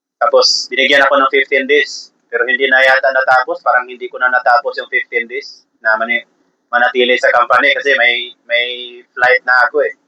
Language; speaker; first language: Filipino; non-native, local second language; Cebuano